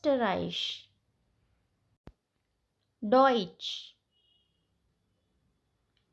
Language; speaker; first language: German; non-native, fluent; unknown